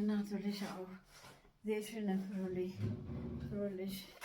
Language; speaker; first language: German; non-native, learner; Amharic